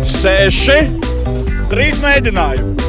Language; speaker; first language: Latvian; native; Latvian